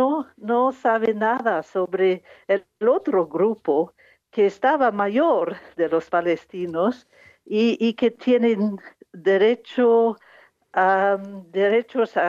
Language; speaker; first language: Spanish; non-native, fluent; English